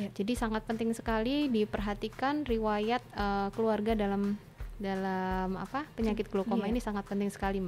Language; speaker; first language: Indonesian; native; Indonesian